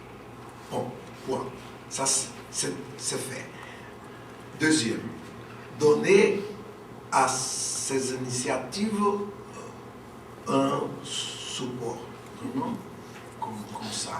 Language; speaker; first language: French; non-native, fluent; Portuguese